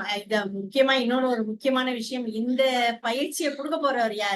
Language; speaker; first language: Tamil; native; Tamil